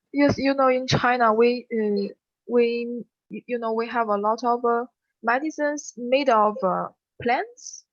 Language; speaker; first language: English; non-native, learner; Chinese